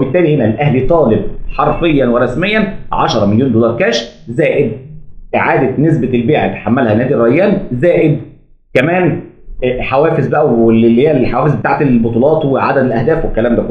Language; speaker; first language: Arabic; native; Arabic